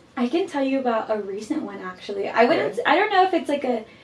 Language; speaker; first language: English; early bilingual, heritage; Spanish